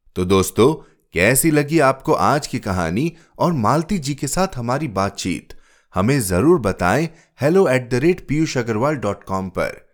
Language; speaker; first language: Hindi; native; Hindi